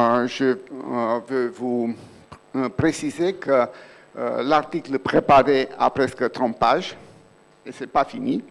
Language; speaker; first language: French; non-native, fluent; Romanian